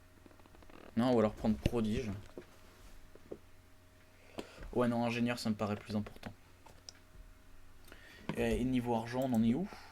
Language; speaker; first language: French; native; French